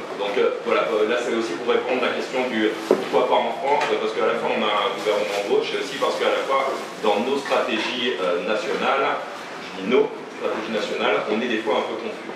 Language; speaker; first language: French; native; French